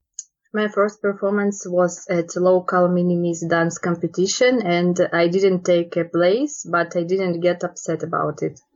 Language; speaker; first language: English; non-native, learner; Russian